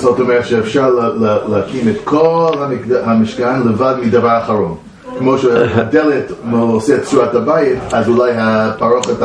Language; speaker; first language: Hebrew; non-native, fluent; English